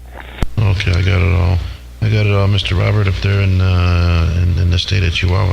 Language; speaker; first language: English; native; English